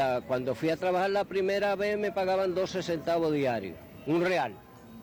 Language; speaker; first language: Spanish; native; Spanish